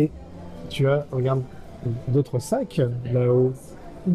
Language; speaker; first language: French; native; French